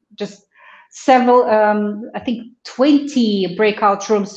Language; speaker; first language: English; non-native, fluent; Russian